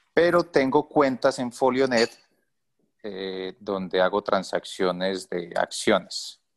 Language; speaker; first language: Spanish; native; Spanish